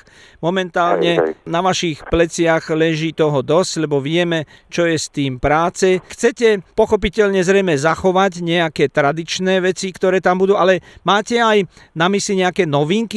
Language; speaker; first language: Slovak; native; Slovak